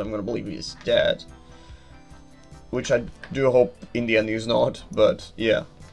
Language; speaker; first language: English; non-native, fluent; Portuguese